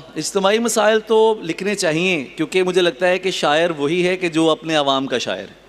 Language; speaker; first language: Urdu; non-native, local second language; Punjabi